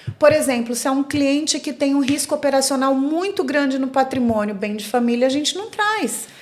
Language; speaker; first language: Portuguese; native; Portuguese